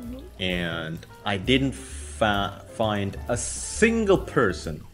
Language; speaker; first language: English; non-native, fluent; Indonesian